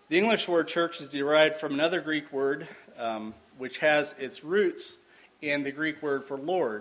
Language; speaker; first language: English; native; English